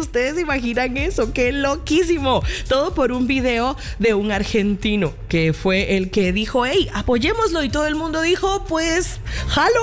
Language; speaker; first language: Spanish; native; Spanish